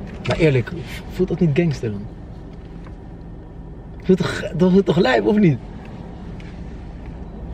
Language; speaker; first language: Dutch; native; Dutch